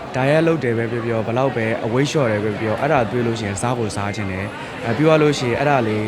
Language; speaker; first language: Burmese; native; Burmese